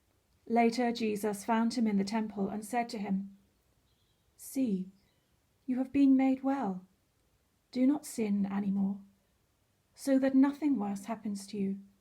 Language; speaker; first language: English; native; English